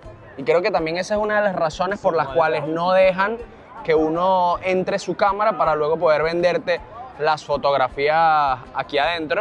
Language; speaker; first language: Spanish; native; Spanish